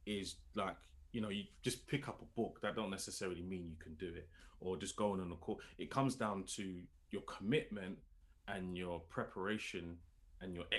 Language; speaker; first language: English; native; English